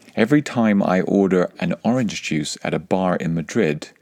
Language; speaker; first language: English; native; English